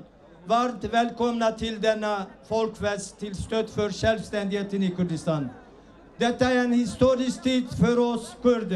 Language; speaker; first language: Swedish; early bilingual, other home language; Kurdish